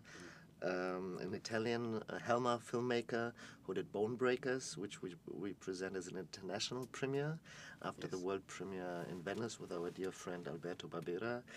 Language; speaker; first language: English; non-native, fluent; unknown